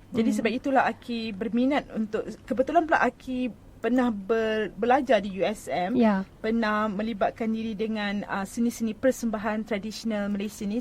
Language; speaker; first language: Malay; native; Malay